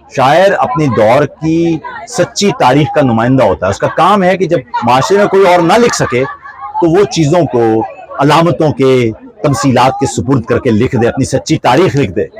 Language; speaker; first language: Urdu; native; Urdu